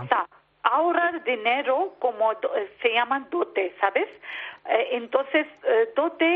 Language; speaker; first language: Spanish; non-native, learner; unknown